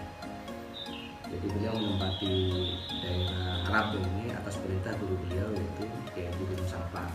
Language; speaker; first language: Indonesian; non-native, local second language; Madurese